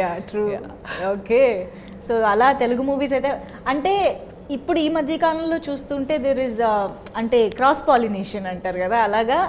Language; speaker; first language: Telugu; native; Telugu